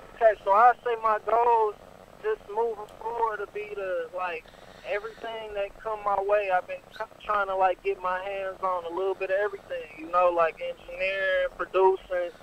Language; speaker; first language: English; native; English